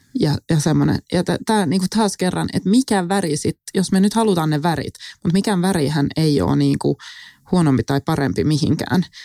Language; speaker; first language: Finnish; non-native, local second language; Swedish